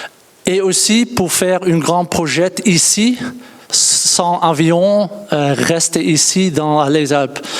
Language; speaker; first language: French; non-native, learner; Dutch